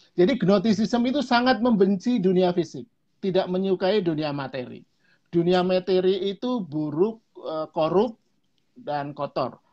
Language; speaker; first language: Indonesian; non-native, local second language; Javanese